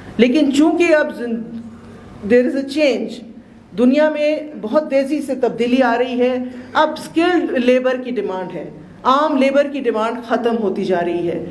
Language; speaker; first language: Urdu; non-native, local second language; Pashto